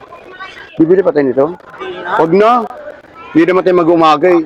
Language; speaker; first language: Filipino; native; Filipino